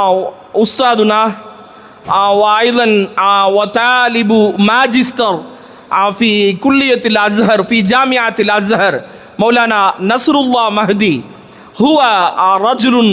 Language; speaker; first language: Arabic; non-native, fluent; Tamil